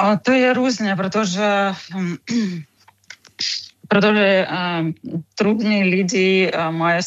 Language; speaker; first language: Czech; non-native, learner; Ukrainian